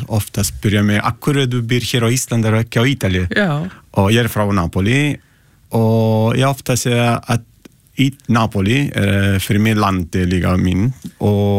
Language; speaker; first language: Icelandic; non-native, learner; Italian